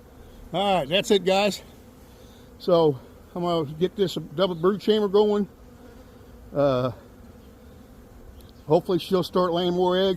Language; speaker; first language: English; native; English